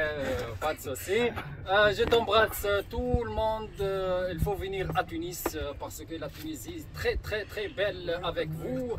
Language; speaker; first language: French; non-native, local second language; Arabic